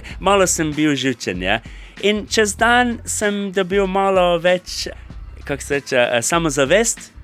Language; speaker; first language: Slovenian; non-native, fluent; English